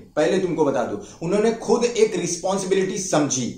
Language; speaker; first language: Hindi; non-native, local second language; Marathi